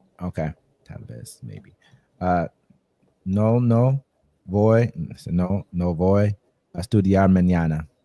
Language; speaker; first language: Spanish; non-native, learner; English